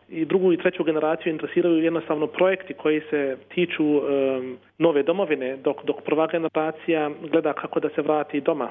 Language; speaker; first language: Croatian; early bilingual, heritage; Croatian